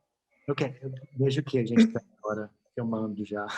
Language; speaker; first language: Portuguese; non-native, fluent; English